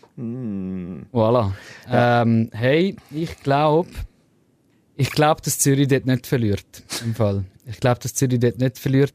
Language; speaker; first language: German; native; German